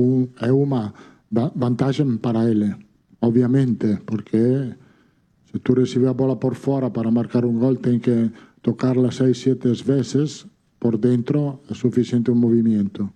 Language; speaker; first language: Portuguese; non-native, fluent; Italian